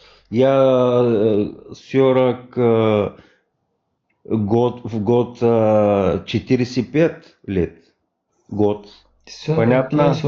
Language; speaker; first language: Russian; non-native, learner; Bulgarian